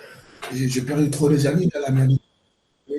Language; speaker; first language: French; non-native, learner; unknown